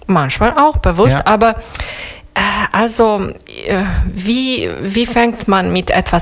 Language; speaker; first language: German; non-native, fluent; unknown